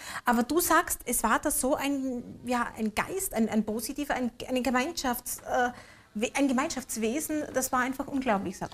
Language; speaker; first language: German; native; German